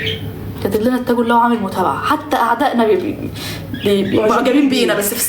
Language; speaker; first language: Arabic; native; Arabic